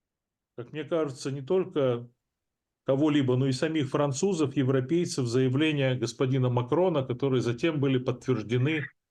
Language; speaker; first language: Russian; native; Russian